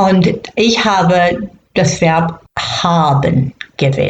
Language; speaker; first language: German; non-native, fluent; English